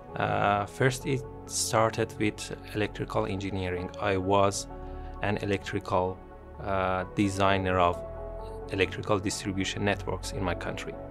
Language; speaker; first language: English; non-native, fluent; Persian